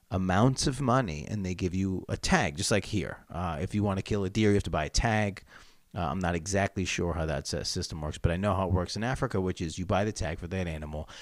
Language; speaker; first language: English; native; English